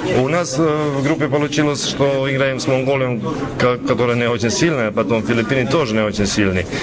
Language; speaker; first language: Russian; non-native, learner; Serbian